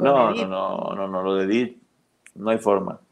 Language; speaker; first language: Spanish; native; Spanish